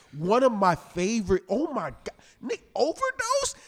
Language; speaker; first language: English; native; English